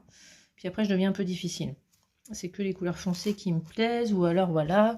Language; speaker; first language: French; native; French